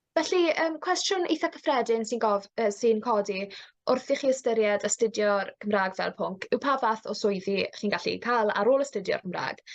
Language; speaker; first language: Welsh; native; Welsh